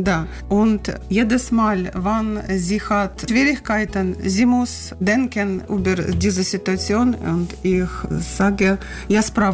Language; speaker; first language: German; non-native, learner; Russian